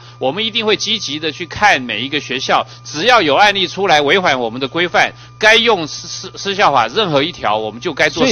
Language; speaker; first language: Chinese; native; Chinese